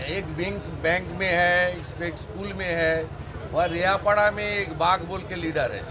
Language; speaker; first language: Hindi; non-native, local second language; Bangla